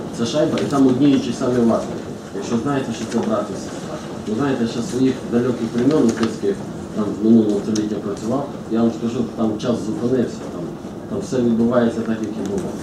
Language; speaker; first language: Ukrainian; native; Ukrainian